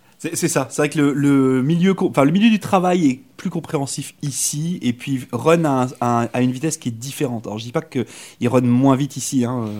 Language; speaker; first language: French; native; French